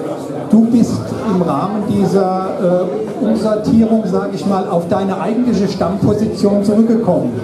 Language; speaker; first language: German; native; German